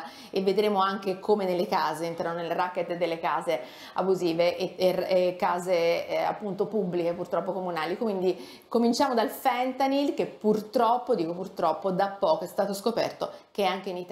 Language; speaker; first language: Italian; native; Italian